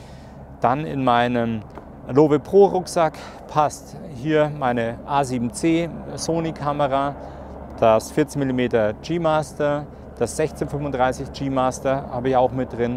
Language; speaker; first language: German; native; German